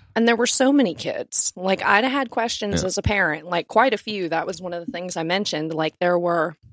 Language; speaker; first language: English; native; English